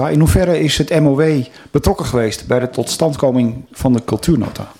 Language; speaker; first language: Dutch; native; Dutch